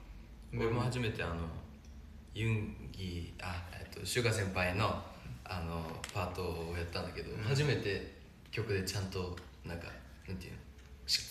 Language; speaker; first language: Japanese; non-native, fluent; Korean